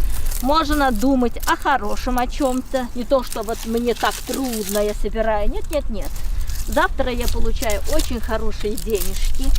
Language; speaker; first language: Russian; non-native, local second language; Uzbek